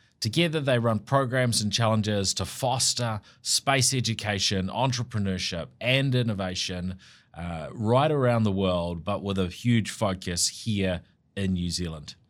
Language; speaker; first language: English; native; English